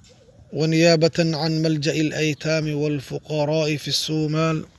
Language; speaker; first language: Arabic; non-native, local second language; Somali